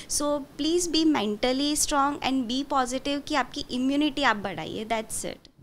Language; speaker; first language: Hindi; non-native, local second language; Gujarati